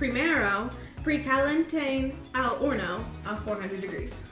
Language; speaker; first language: Spanish; non-native, learner; English